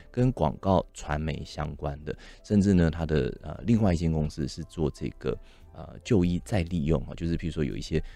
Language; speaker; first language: Chinese; native; Chinese